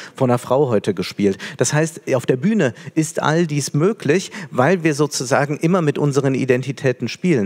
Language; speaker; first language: German; native; German